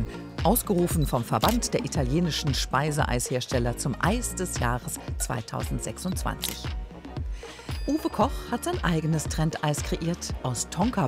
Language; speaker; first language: German; native; German